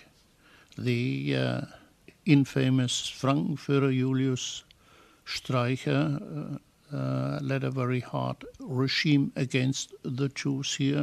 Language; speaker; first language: English; non-native, fluent; German